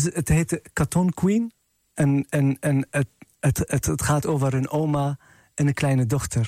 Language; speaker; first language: Dutch; non-native, fluent; Arabic